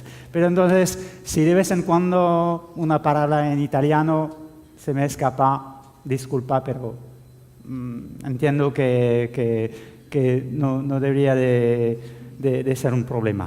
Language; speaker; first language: Spanish; non-native, fluent; French